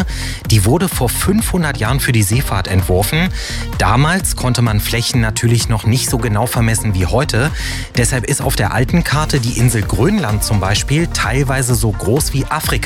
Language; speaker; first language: German; native; German